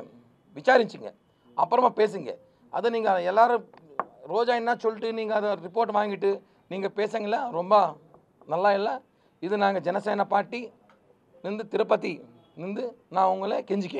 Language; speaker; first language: Tamil; non-native, local second language; Telugu